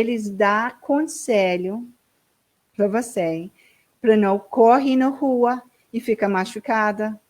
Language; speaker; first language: Portuguese; non-native, learner; English